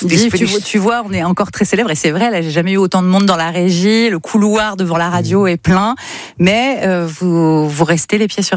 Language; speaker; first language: French; native; French